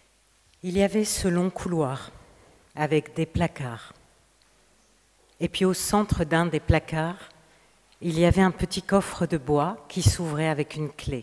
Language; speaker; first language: French; native; French